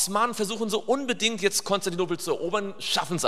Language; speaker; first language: German; native; German